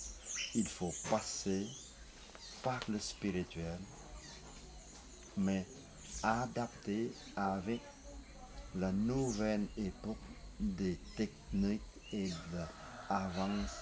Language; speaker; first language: French; non-native, fluent; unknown